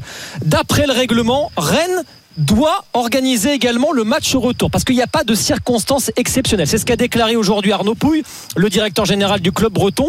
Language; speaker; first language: French; native; French